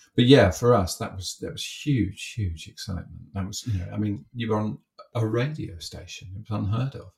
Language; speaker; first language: English; native; English